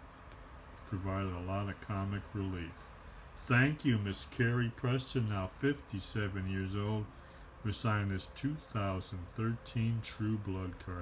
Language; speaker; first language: English; native; English